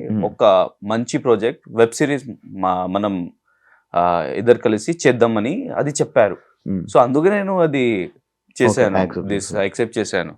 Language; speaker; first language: Telugu; non-native, learner; Hindi